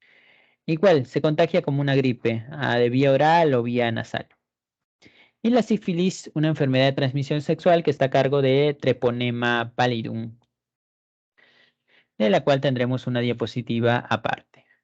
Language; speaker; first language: Spanish; native; Spanish